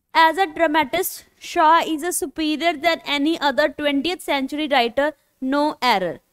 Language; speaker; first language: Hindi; non-native, local second language; Punjabi